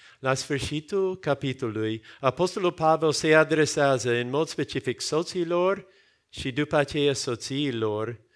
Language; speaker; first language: Romanian; non-native, fluent; English